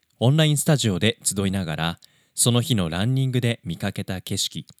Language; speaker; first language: Japanese; native; Japanese